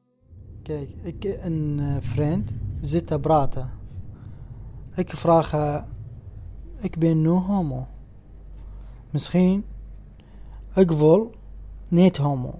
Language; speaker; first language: Dutch; non-native, learner; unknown